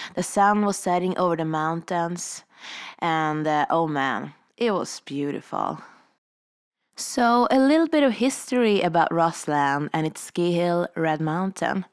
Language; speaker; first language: English; non-native, fluent; Swedish